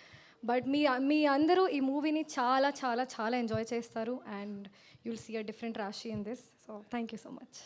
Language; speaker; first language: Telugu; non-native, learner; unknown